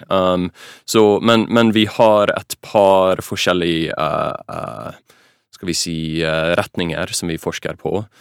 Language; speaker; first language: Norwegian; non-native, fluent; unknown